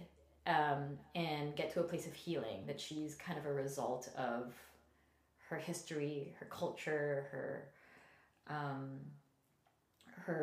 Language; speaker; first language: English; non-native, local second language; Filipino